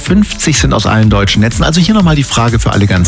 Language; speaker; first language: German; native; German